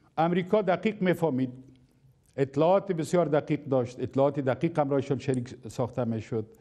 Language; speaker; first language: Persian; non-native, local second language; Pashto